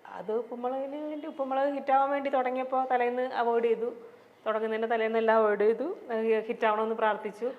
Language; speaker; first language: Malayalam; native; Malayalam